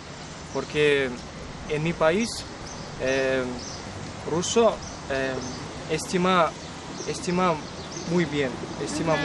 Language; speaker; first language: Spanish; non-native, learner; Kyrgyz